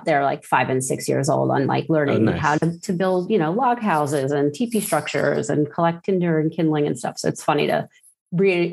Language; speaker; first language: English; native; English